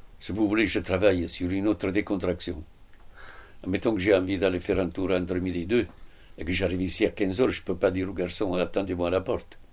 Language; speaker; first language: French; non-native, fluent; Italian